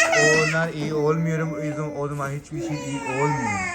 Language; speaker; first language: Turkish; non-native, learner; Urdu